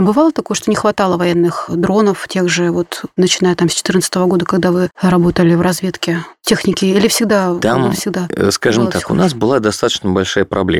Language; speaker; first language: Russian; native; Russian